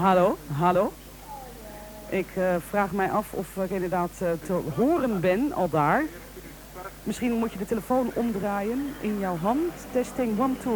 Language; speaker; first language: Dutch; native; Dutch